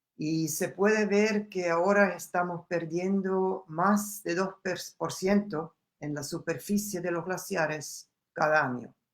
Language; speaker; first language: Spanish; non-native, fluent; German